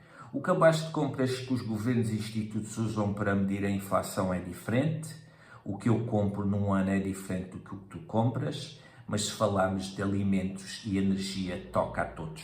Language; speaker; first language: Portuguese; native; Portuguese